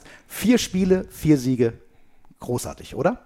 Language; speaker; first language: German; native; German